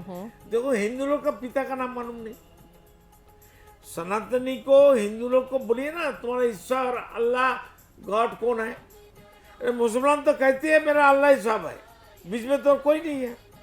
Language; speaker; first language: Hindi; non-native, local second language; Bangla